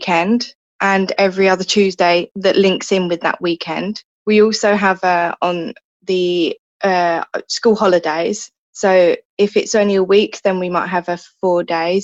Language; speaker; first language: English; native; English